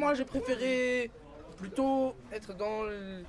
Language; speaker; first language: French; native; French